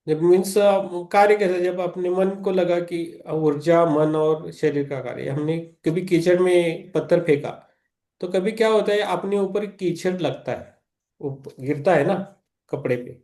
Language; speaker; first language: Hindi; non-native, local second language; Marathi